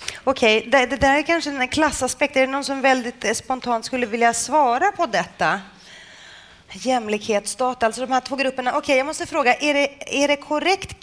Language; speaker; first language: Swedish; native; Swedish